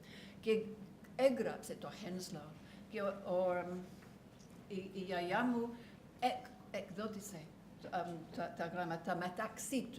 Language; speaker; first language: Greek; non-native, learner; English